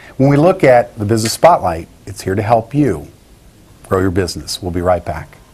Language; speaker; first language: English; native; English